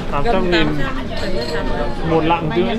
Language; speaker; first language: Vietnamese; native; Vietnamese